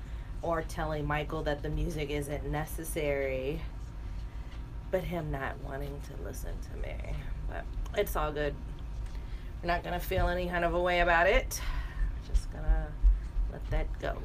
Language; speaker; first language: English; native; English